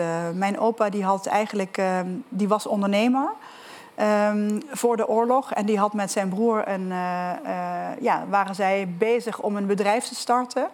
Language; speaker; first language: Dutch; native; Dutch